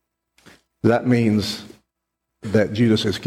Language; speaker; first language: English; native; English